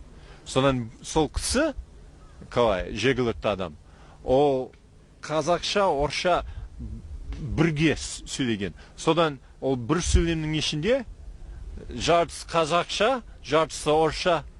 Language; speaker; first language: Kazakh; non-native, fluent; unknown